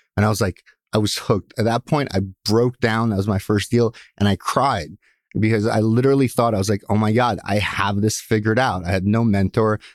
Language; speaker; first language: English; early bilingual, other home language; Russian